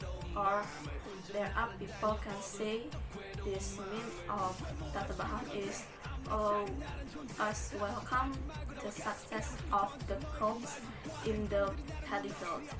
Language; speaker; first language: English; non-native, learner; Balinese